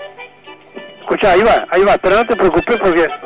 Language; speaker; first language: Spanish; native; Spanish